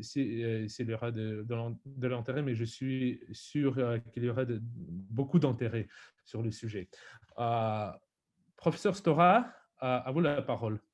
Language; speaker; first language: French; non-native, fluent; Russian